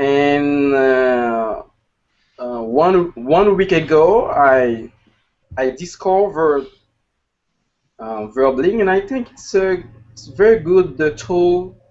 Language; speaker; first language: English; non-native, learner; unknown